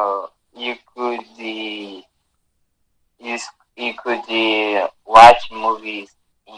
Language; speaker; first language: English; non-native, learner; Portuguese